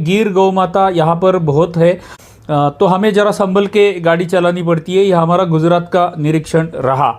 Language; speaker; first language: Hindi; non-native, local second language; Marathi